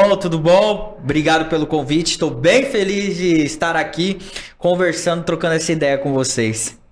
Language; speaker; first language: Portuguese; native; Portuguese